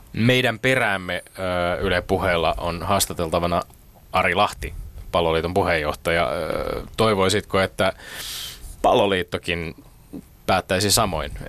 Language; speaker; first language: Finnish; native; Finnish